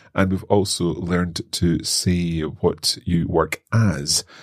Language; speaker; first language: English; native; English